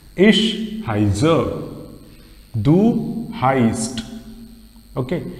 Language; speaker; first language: German; non-native, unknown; Hindi